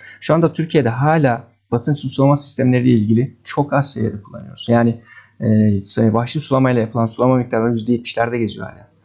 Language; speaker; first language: Turkish; native; Turkish